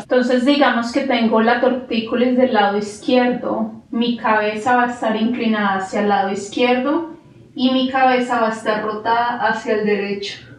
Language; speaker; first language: Spanish; native; Spanish